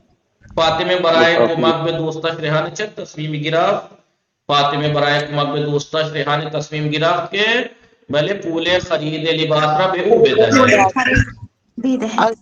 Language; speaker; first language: Persian; non-native, fluent; Urdu